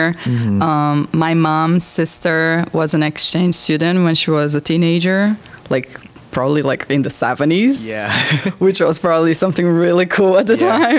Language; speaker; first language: English; non-native, fluent; Portuguese